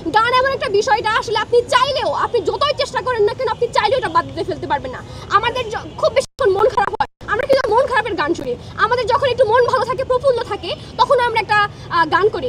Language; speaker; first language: Bangla; non-native, local second language; Chakma